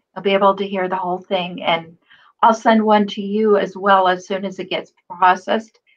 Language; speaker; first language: English; non-native, fluent; Hebrew